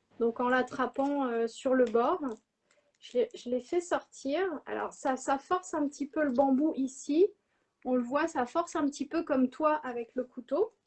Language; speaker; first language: French; native; French